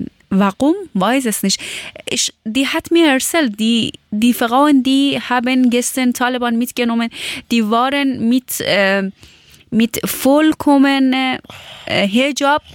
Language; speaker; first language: German; non-native, learner; Persian